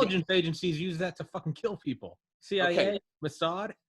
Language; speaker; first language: English; native; English